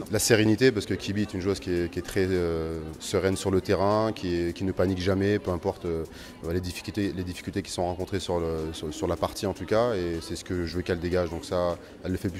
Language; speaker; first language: French; native; French